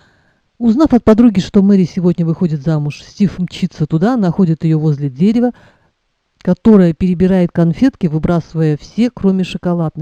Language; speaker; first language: Russian; native; Russian